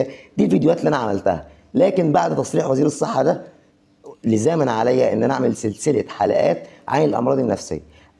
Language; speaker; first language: Arabic; native; Arabic